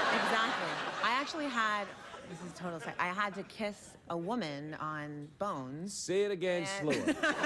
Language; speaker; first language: English; native; English